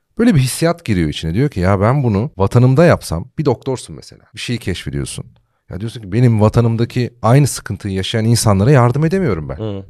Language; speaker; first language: Turkish; native; Turkish